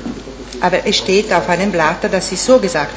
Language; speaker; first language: German; non-native, fluent; Italian